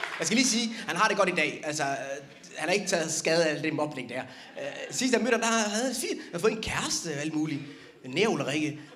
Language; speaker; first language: Danish; early bilingual, other home language; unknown